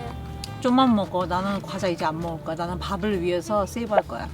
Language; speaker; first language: Korean; native; Korean